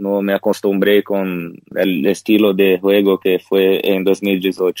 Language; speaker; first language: Spanish; non-native, learner; Portuguese